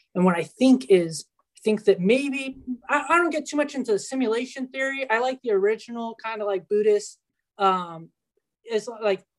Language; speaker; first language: English; early bilingual, other home language; Spanish